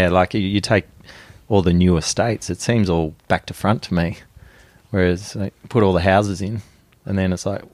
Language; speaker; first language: English; native; English